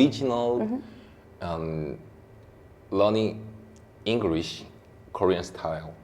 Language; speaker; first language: English; non-native, learner; Korean